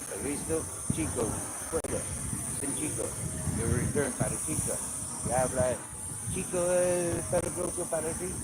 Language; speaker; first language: Spanish; non-native, learner; English